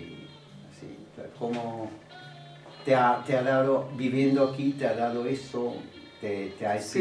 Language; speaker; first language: Spanish; non-native, fluent; Italian